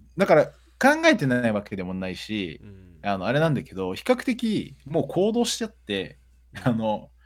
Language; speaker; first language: Japanese; early bilingual, other home language; Portuguese